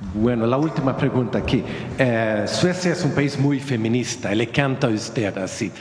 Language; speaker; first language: Spanish; non-native, fluent; Swedish